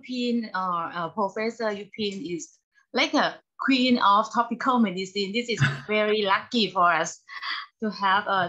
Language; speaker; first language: English; non-native, learner; Thai